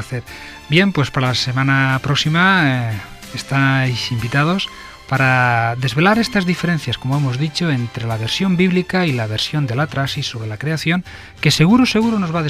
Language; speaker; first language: Spanish; native; Spanish